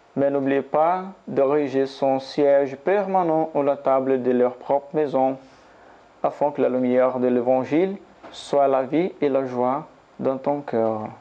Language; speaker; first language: French; non-native, learner; Portuguese